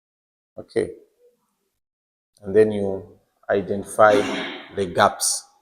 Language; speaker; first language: English; non-native, local second language; Nyanja